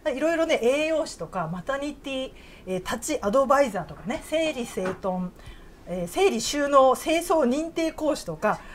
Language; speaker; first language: Japanese; native; Japanese